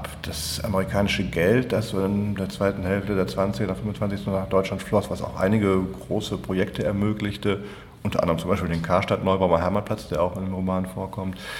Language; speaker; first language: German; native; German